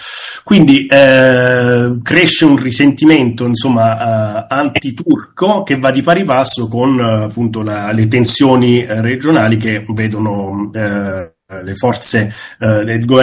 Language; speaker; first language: Italian; native; Italian